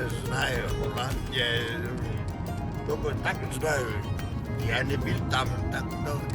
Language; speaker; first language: Russian; non-native, learner; Georgian